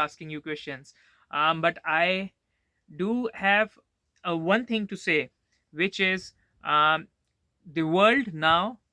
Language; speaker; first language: English; non-native, local second language; Hindi